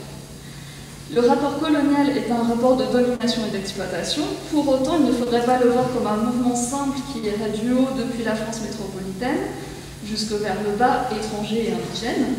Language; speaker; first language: French; native; French